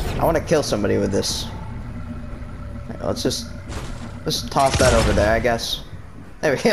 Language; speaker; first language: English; native; English